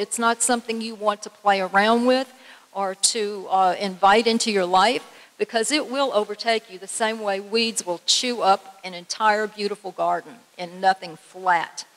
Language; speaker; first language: English; native; English